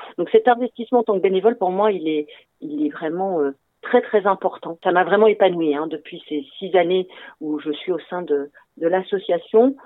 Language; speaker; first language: French; native; French